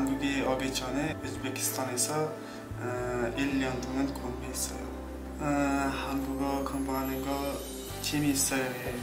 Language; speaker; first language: Korean; non-native, learner; Uzbek